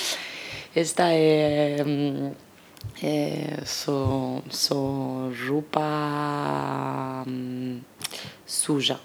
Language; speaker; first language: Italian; non-native, learner; Portuguese